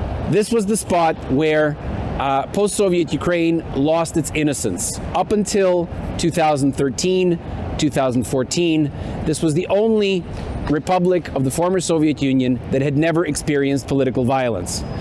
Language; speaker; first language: English; early bilingual, other home language; Ukrainian